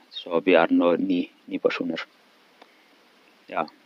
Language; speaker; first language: Swedish; non-native, learner; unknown